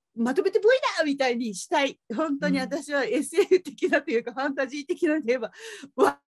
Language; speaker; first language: Japanese; native; Japanese